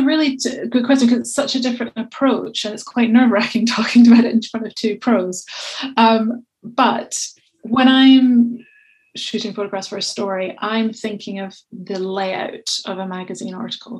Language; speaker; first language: English; native; English